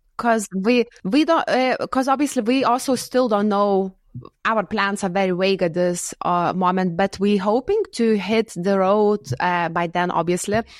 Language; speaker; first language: English; non-native, fluent; Lithuanian